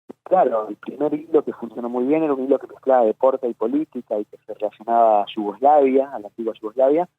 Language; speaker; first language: Spanish; native; Spanish